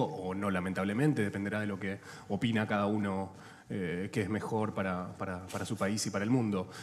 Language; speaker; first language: Spanish; native; Spanish